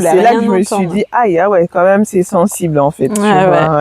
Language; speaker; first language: French; native; French